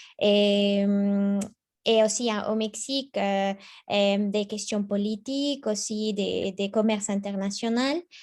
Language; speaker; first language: French; non-native, learner; Spanish